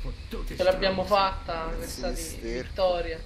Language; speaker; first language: Italian; native; Italian